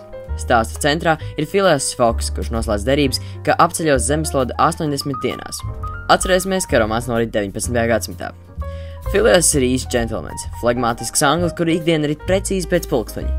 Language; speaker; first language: Latvian; native; Latvian